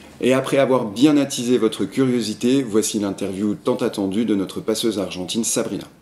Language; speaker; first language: French; native; French